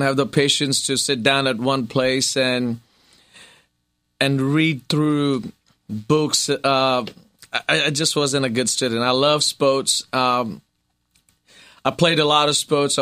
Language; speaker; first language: English; non-native, local second language; Gujarati